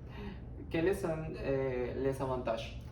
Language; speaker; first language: French; non-native, learner; Spanish